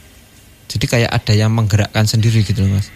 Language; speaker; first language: Indonesian; native; Indonesian